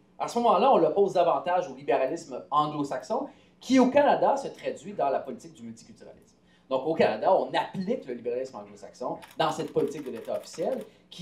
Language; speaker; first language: French; native; French